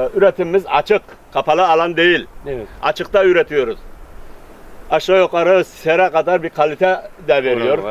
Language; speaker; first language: Turkish; native; Turkish